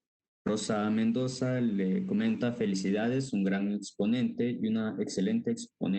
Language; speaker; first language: Spanish; native; Spanish